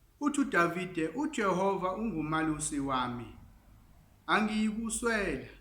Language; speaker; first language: Zulu; non-native, local second language; English